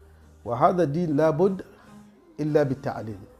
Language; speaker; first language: Arabic; non-native, fluent; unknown